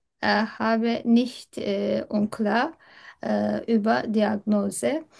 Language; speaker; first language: German; non-native, learner; Turkish